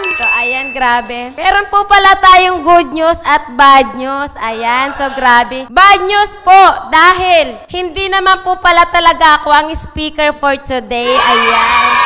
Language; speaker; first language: Filipino; native; Filipino